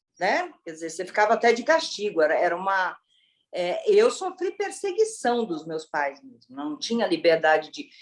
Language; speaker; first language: Portuguese; early bilingual, other home language; Italian